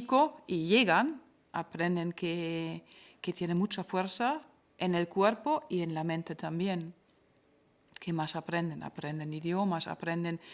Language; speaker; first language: Spanish; non-native, fluent; German